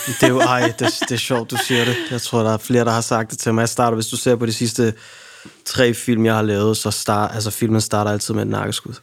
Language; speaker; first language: Danish; early bilingual, other home language; Arabic